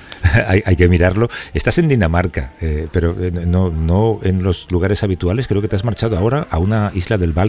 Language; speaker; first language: Spanish; native; Spanish